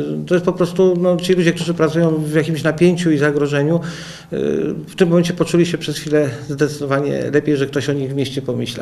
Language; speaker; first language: Polish; native; Polish